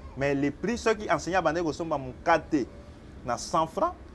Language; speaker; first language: French; non-native, local second language; Lingala